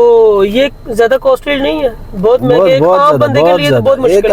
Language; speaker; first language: Hindi; native; Hindi